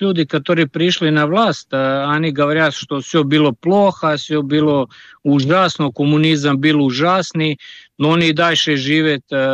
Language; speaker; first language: Russian; non-native, fluent; Serbian